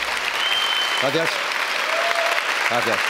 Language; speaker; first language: Spanish; native; Spanish